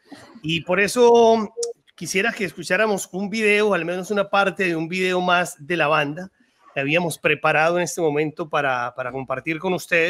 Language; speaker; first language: Spanish; native; Spanish